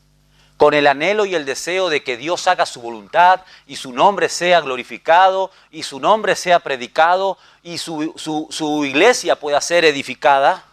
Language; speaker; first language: Spanish; native; Spanish